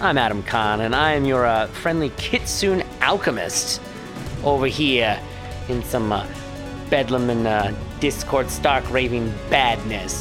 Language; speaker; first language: English; native; English